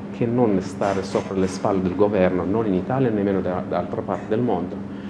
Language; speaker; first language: Italian; non-native, learner; Persian